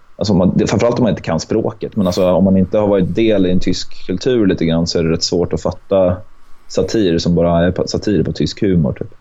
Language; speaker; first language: Swedish; native; Swedish